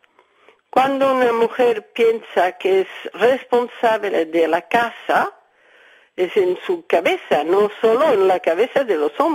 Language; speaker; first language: Spanish; early bilingual, heritage; Spanish